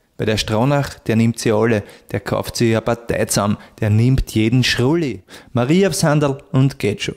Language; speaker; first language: German; native; German